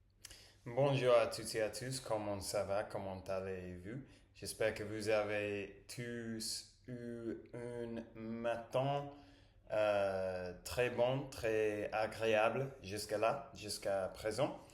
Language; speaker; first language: French; non-native, learner; English